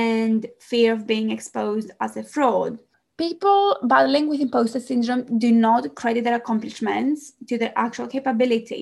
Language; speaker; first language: English; non-native, fluent; Greek